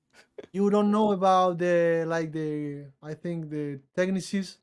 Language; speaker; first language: English; non-native, learner; Portuguese